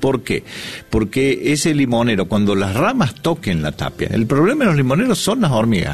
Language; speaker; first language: Spanish; native; Spanish